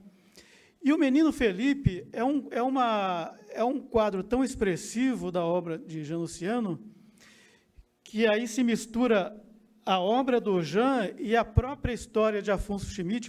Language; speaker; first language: Portuguese; native; Portuguese